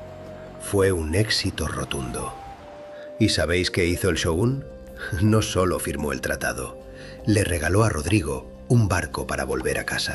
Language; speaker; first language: Spanish; native; Spanish